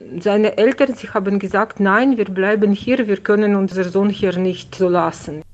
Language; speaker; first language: German; non-native, fluent; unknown